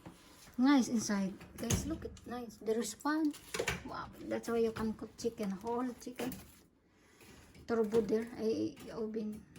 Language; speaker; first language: English; non-native, learner; Filipino